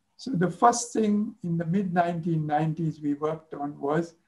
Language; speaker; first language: English; non-native, local second language; Sinhala